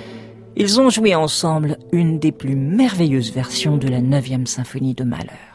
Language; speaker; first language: French; native; French